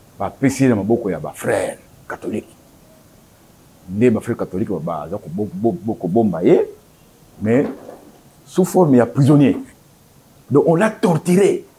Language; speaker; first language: Lingala; non-native, local second language; Kongo